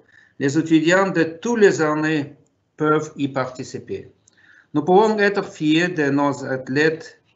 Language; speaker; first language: French; non-native, fluent; Russian